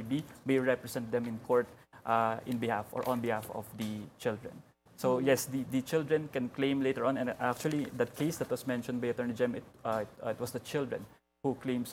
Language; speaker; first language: English; non-native, local second language; Hiligaynon